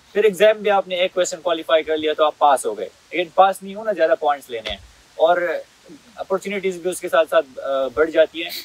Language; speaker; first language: Hindi; non-native, local second language; Pashto